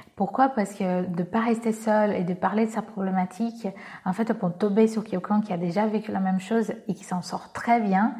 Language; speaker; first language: French; non-native, fluent; Portuguese